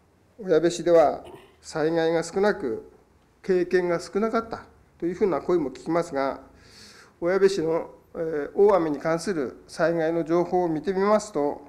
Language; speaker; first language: Japanese; native; Japanese